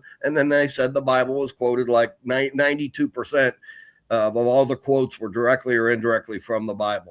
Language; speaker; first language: English; native; English